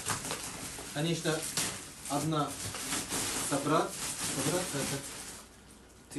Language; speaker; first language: Russian; non-native, learner; Turkish